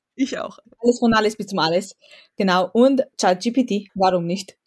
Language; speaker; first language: German; non-native, fluent; Romanian